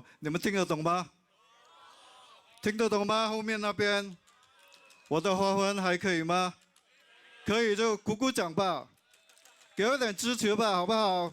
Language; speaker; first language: Chinese; non-native, local second language; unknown